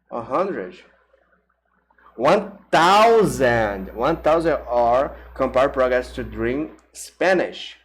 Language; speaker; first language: English; non-native, learner; Portuguese